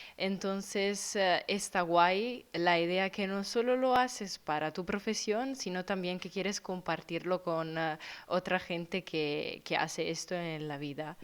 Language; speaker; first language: Spanish; non-native, fluent; Italian